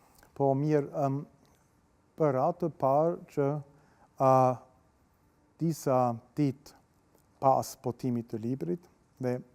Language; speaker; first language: Albanian; non-native, fluent; German